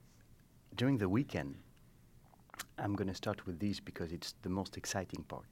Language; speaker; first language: English; non-native, fluent; French